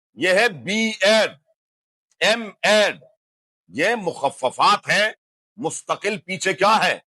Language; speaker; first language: Urdu; non-native, local second language; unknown